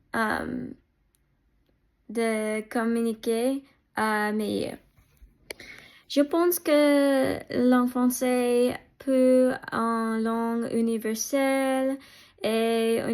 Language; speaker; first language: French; non-native, learner; English